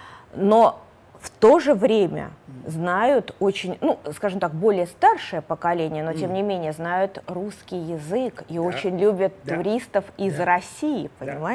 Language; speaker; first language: Russian; native; Russian